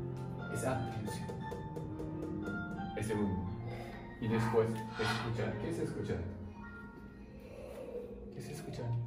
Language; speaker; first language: Spanish; non-native, learner; Japanese